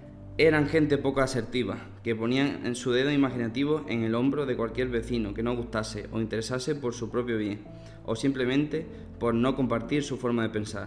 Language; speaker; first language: Spanish; native; Spanish